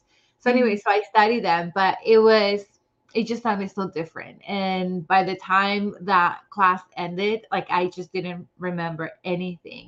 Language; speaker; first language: English; non-native, fluent; Spanish